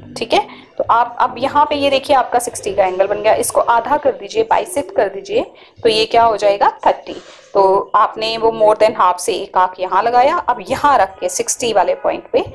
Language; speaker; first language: Hindi; native; Hindi